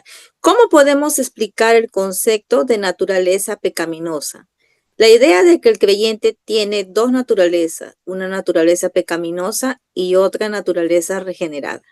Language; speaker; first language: Spanish; native; Spanish